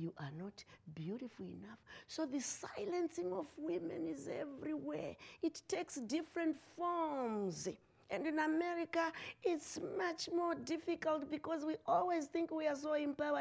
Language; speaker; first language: English; non-native, local second language; Shona